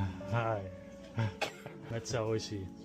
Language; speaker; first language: Japanese; non-native, learner; English